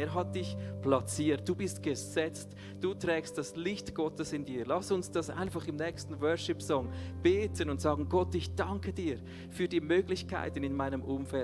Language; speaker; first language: German; native; German